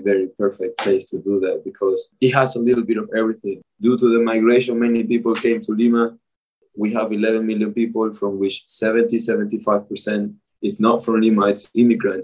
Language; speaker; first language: English; non-native, fluent; Spanish